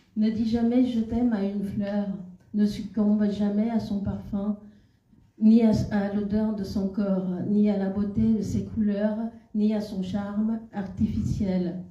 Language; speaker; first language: French; non-native, fluent; Khmer